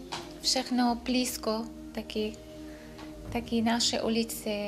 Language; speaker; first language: Czech; non-native, learner; Arabic